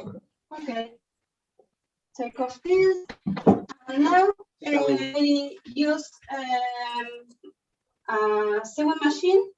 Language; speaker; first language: English; non-native, learner; Spanish